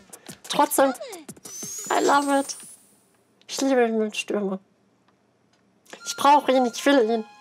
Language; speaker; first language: German; native; German